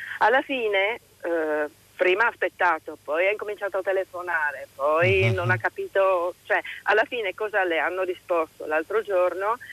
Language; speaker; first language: Italian; native; Italian